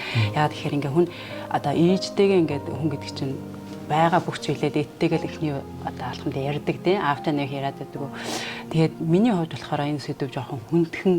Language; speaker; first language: Mongolian; native; Mongolian